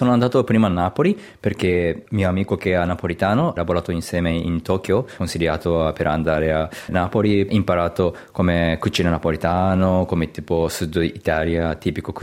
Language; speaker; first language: Italian; non-native, learner; Japanese